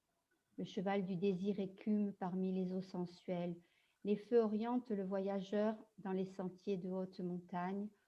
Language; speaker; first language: French; native; French